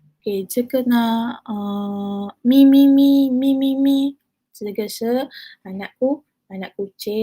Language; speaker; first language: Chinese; non-native, fluent; Malay